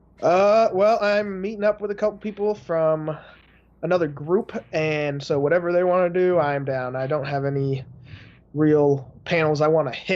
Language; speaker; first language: English; native; English